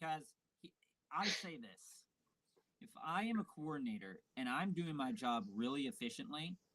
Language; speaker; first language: English; native; English